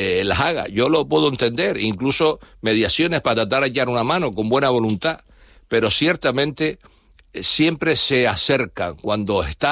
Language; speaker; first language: Spanish; native; Spanish